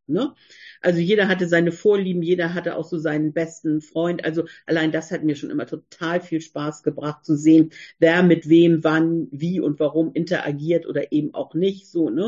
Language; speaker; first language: German; native; German